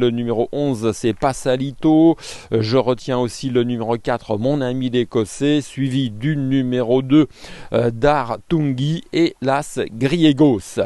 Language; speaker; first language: French; native; French